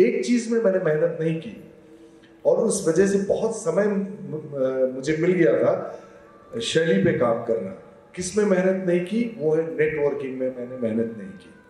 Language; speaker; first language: Hindi; non-native, local second language; Assamese